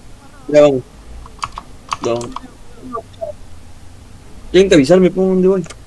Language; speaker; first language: Spanish; native; Spanish